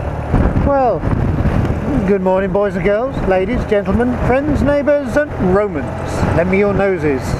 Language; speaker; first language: English; native; English